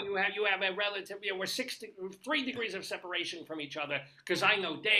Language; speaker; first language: English; native; English